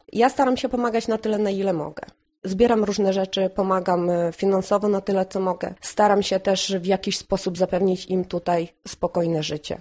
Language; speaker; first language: Polish; non-native, fluent; Ukrainian